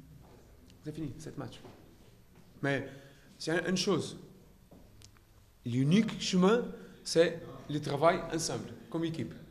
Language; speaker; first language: French; non-native, learner; Portuguese